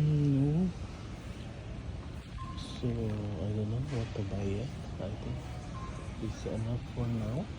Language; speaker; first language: English; non-native, local second language; Filipino